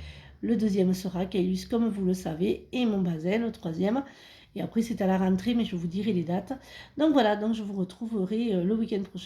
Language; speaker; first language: French; native; French